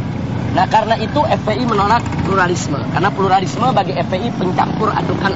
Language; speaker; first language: Indonesian; native; Indonesian